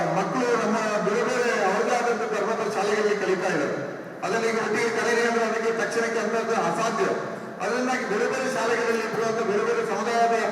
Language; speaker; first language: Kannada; non-native, local second language; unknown